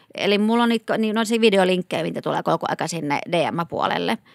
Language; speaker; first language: Finnish; native; Finnish